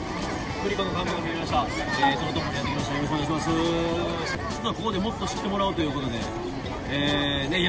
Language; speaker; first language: Japanese; native; Japanese